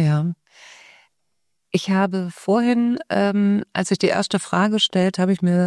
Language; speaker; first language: German; native; German